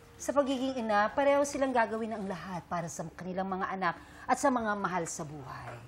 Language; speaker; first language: Filipino; native; Filipino